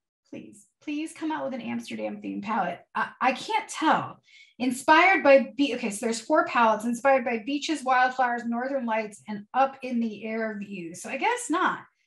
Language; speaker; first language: English; native; English